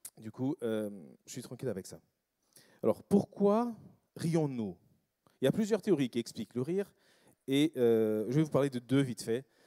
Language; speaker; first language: French; non-native, fluent; English